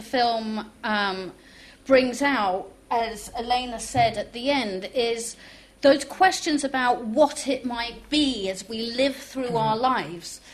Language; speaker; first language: English; non-native, local second language; French